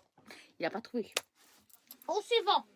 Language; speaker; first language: French; native; French